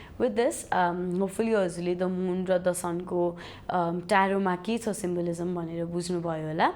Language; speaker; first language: Nepali; native; Nepali